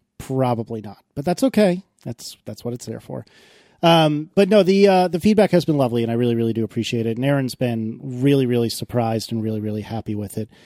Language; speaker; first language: English; native; English